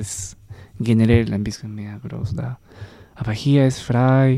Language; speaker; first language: German; non-native, learner; Spanish